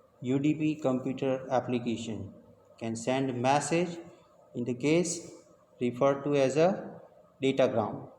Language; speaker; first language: English; non-native, local second language; Gujarati